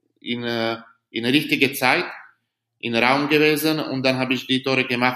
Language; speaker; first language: German; non-native, learner; Slovak